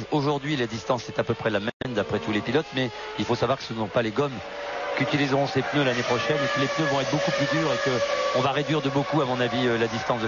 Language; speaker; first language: French; native; French